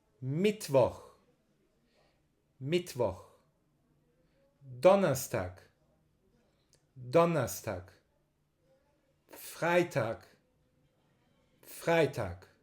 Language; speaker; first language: German; non-native, fluent; Turkish